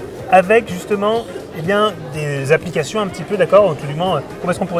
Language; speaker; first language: French; native; French